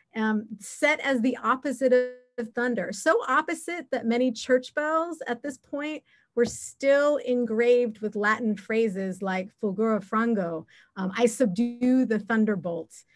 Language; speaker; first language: English; native; English